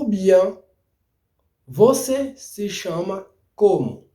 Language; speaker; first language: Portuguese; non-native, fluent; Haitian Creole